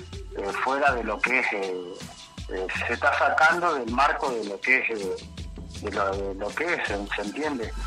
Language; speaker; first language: Spanish; native; Spanish